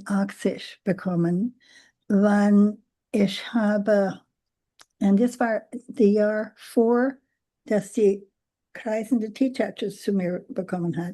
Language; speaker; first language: German; non-native, learner; English